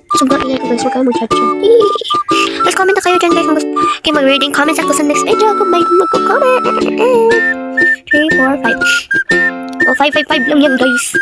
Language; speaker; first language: Filipino; non-native, local second language; Cebuano